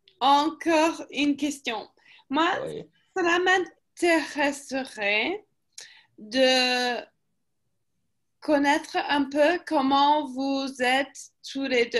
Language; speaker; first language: French; non-native, fluent; English